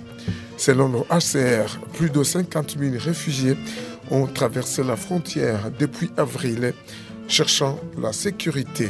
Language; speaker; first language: French; non-native, local second language; Rundi